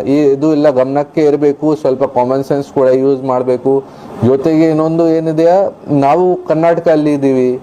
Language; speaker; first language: Kannada; non-native, local second language; Hindi